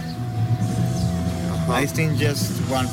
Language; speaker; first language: English; non-native, learner; Persian